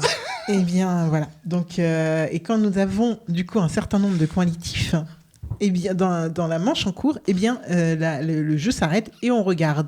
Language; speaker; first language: French; native; French